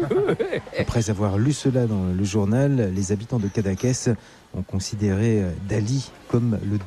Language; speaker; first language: French; native; French